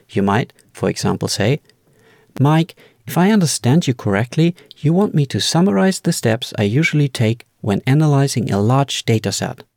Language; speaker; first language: English; non-native, fluent; German